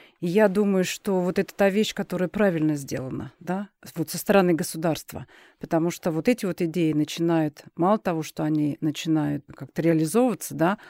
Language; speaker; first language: Russian; native; Russian